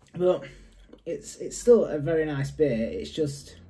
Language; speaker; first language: English; native; English